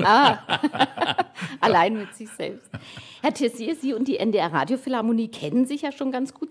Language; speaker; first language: German; native; German